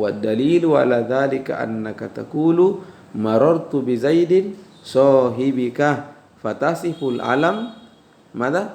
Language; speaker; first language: Arabic; non-native, fluent; Indonesian